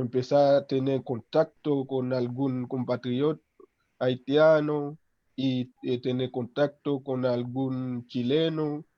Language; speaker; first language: Spanish; non-native, local second language; Haitian Creole